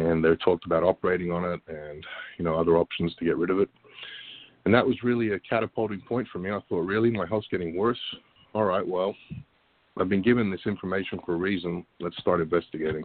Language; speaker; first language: English; native; English